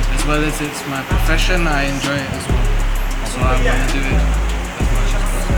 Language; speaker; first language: English; non-native, fluent; Dutch